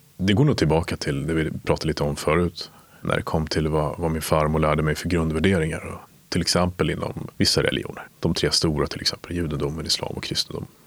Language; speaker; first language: Swedish; native; Swedish